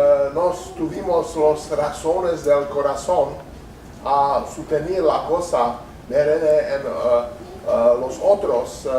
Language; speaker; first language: Spanish; non-native, learner; Czech